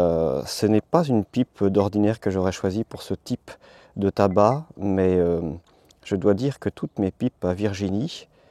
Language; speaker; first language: French; native; French